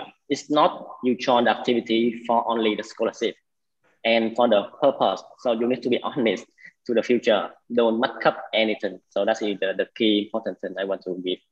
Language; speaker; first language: English; non-native, learner; Vietnamese